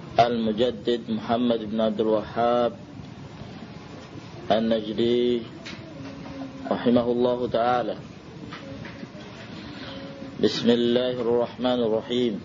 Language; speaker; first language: Arabic; non-native, fluent; Indonesian